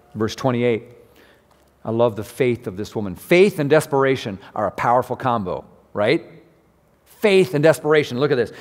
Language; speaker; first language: English; native; English